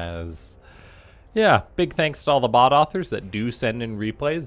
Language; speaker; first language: English; native; English